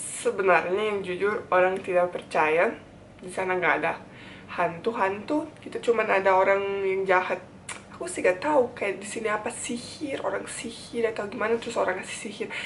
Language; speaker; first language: Indonesian; non-native, fluent; Bosnian